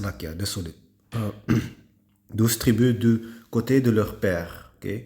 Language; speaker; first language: French; non-native, learner; English